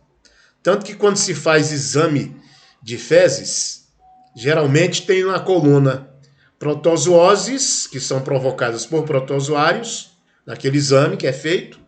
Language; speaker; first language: Portuguese; native; Portuguese